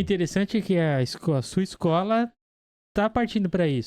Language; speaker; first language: Portuguese; native; Portuguese